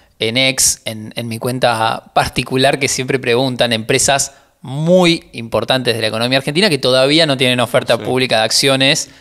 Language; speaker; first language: Spanish; native; Spanish